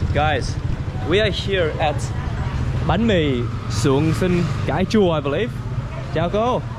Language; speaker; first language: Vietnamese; early bilingual, heritage; English